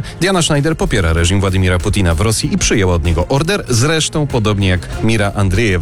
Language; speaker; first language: Polish; native; Polish